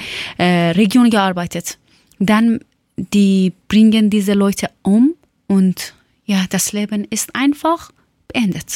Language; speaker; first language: German; non-native, learner; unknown